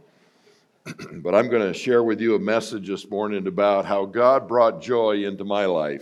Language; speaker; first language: English; native; English